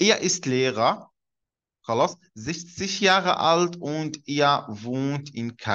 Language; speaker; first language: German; non-native, fluent; Arabic